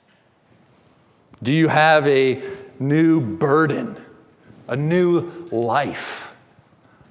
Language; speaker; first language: English; native; English